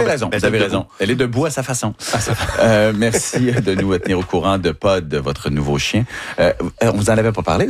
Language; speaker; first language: French; native; French